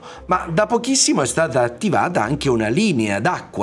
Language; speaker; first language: Italian; native; Italian